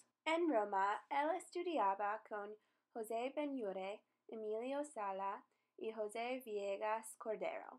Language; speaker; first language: Spanish; non-native, learner; English